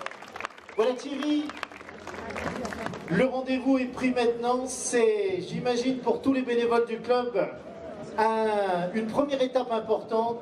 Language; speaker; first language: French; native; French